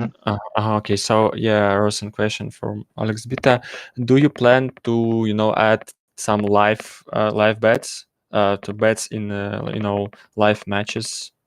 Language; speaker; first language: English; non-native, learner; Russian